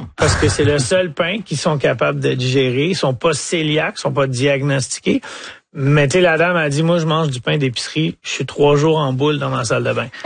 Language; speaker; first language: French; native; French